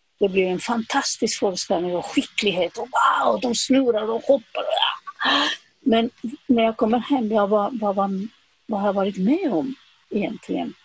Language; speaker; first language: Swedish; non-native, fluent; Spanish